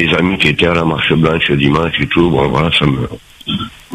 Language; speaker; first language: French; native; French